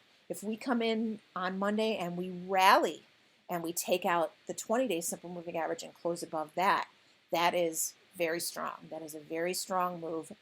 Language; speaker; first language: English; native; English